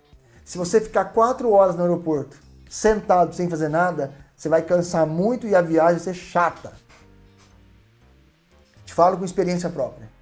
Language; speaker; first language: Portuguese; native; Portuguese